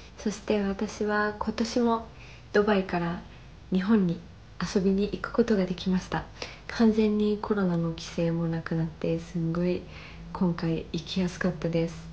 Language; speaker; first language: Japanese; early bilingual, other home language; Arabic